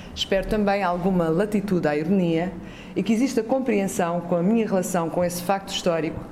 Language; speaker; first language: Portuguese; native; Portuguese